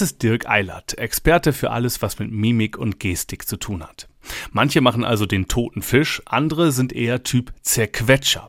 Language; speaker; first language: German; native; German